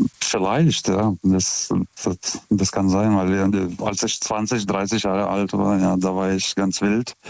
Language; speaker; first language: German; non-native, fluent; Lithuanian